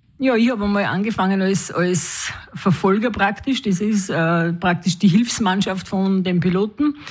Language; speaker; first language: German; native; German